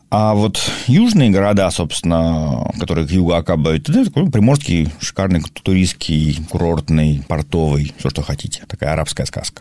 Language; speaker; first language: Russian; native; Russian